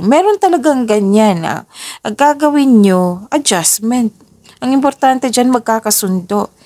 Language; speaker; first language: Filipino; native; Filipino